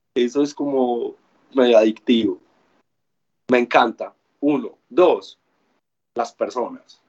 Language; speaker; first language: Spanish; native; Spanish